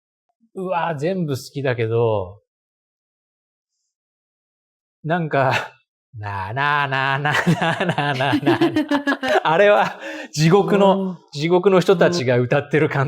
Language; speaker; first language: Japanese; native; Japanese